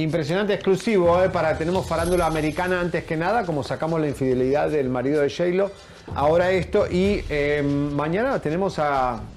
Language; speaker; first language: Spanish; native; Spanish